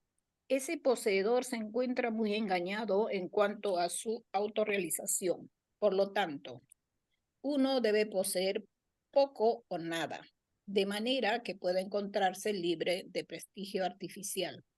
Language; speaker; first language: Spanish; native; Spanish